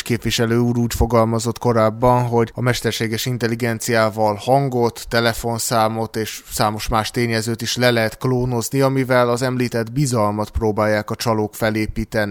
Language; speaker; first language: Hungarian; native; Hungarian